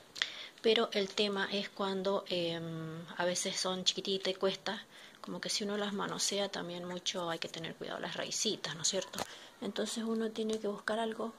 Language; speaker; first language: Spanish; native; Spanish